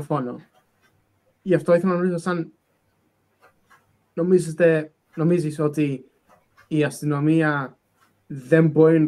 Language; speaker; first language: Greek; early bilingual, other home language; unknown